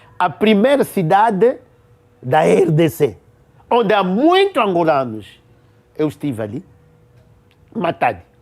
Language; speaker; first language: Portuguese; non-native, local second language; Kongo